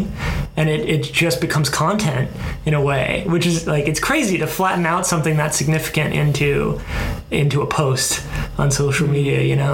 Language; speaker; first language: English; native; English